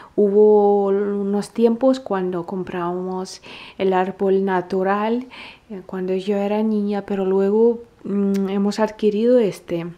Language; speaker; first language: Spanish; non-native, fluent; Russian